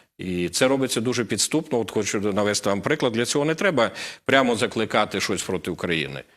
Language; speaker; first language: Ukrainian; native; Ukrainian